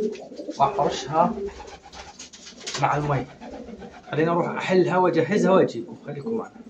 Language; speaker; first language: Arabic; native; Arabic